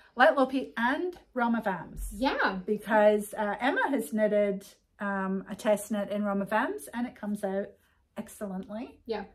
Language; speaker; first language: English; native; English